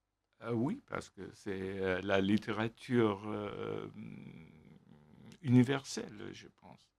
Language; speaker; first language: French; non-native, fluent; English